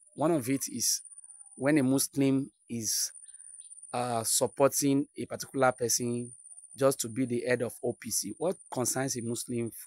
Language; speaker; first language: English; non-native, local second language; Yoruba